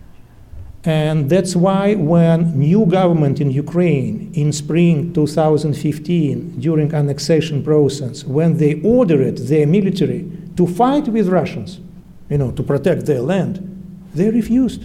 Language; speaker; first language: English; early bilingual, other home language; Russian